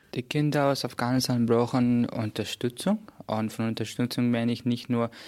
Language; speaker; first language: German; non-native, fluent; Persian